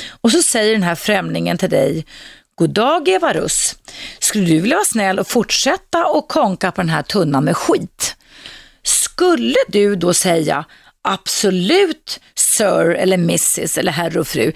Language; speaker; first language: Swedish; native; Swedish